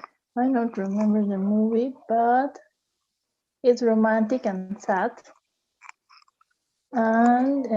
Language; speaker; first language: English; non-native, learner; Spanish